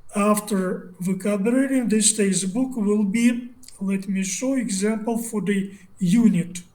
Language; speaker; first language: English; non-native, learner; Russian